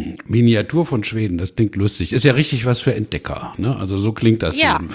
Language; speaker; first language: German; native; German